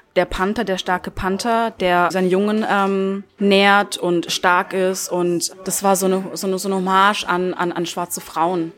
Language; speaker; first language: German; early bilingual, other home language; Turkish